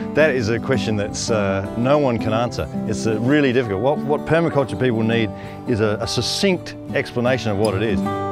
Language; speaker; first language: English; native; English